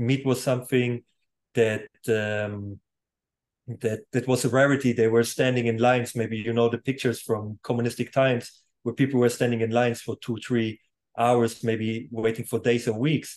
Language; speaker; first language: English; non-native, fluent; German